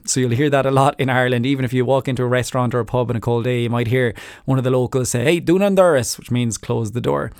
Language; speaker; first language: English; native; English